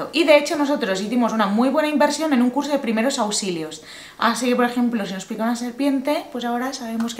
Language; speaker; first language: Spanish; native; Spanish